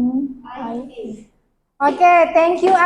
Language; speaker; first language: English; non-native, fluent; Indonesian